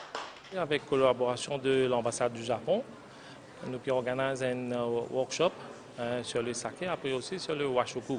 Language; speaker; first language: French; non-native, learner; Japanese